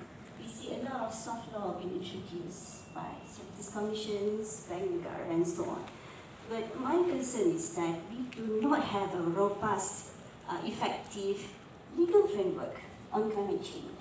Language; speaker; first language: English; non-native, local second language; Malay